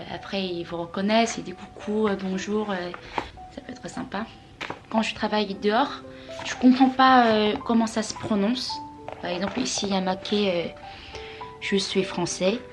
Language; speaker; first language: French; non-native, fluent; Korean